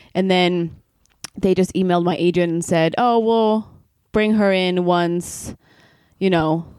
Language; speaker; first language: English; non-native, fluent; Swedish